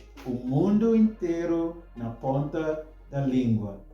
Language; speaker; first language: Portuguese; non-native, fluent; English